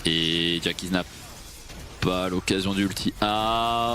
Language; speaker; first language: French; native; French